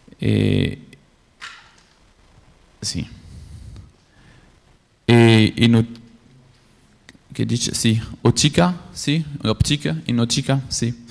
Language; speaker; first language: Italian; non-native, learner; French